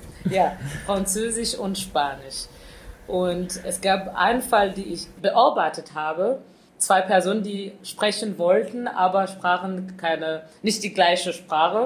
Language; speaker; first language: German; non-native, fluent; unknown